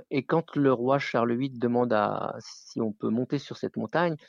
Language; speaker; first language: French; native; French